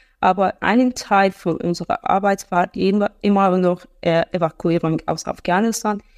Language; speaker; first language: German; non-native, fluent; Persian